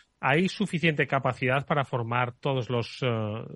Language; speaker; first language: Spanish; native; Spanish